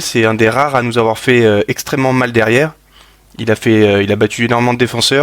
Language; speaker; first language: French; native; French